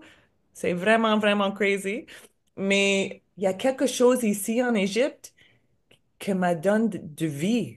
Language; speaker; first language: French; non-native, learner; English